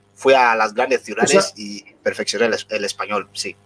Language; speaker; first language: Spanish; non-native, local second language; Fang